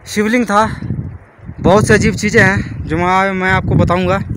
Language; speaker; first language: Hindi; native; Hindi